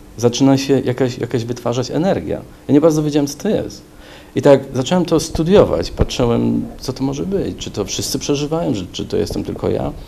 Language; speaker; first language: Polish; native; Polish